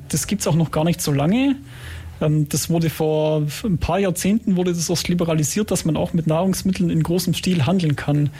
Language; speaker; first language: German; native; German